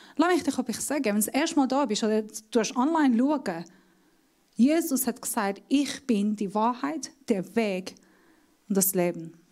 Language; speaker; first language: German; non-native, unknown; Persian